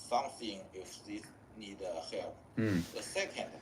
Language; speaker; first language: English; non-native, learner; Chinese